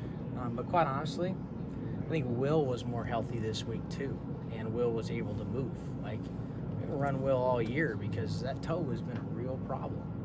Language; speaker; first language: English; native; English